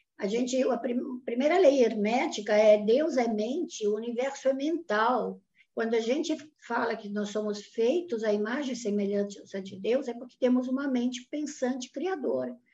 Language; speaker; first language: Portuguese; non-native, fluent; Italian